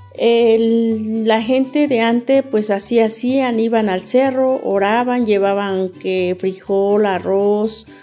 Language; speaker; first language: Spanish; non-native, local second language; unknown